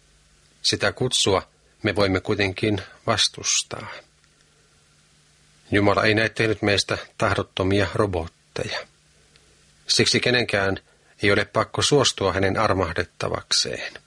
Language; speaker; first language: Finnish; native; Finnish